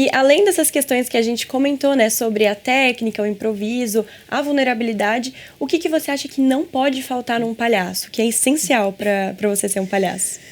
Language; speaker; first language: Portuguese; native; Portuguese